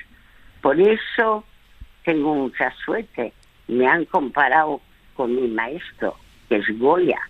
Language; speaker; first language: Spanish; early bilingual, other home language; French